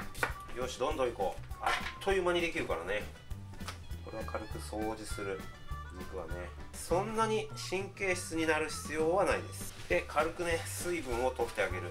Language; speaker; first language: Japanese; native; Japanese